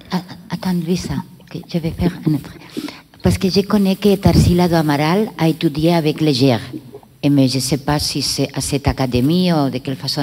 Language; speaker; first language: French; non-native, learner; Catalan